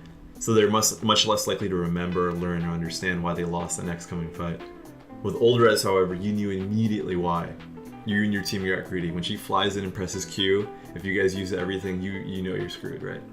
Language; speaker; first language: English; native; English